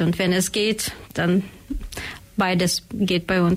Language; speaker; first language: German; non-native, learner; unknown